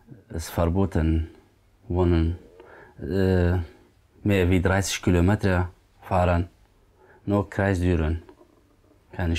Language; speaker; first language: German; non-native, learner; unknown